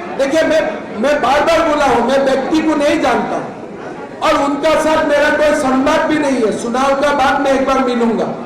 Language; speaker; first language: Hindi; non-native, local second language; Assamese